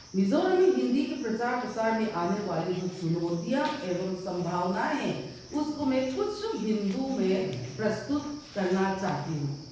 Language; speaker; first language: Hindi; non-native, local second language; Mizo